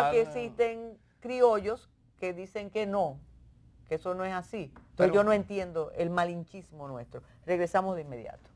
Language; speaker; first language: Spanish; native; Spanish